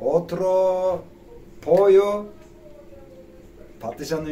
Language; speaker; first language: Spanish; non-native, learner; Turkish